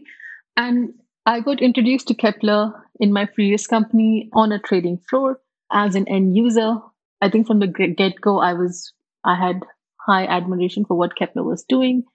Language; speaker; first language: English; non-native, local second language; Hindi